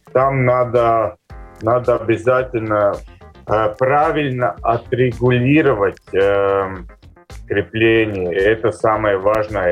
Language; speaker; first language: Russian; non-native, local second language; Latvian